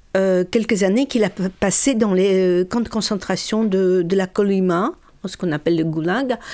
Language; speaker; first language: French; non-native, fluent; Russian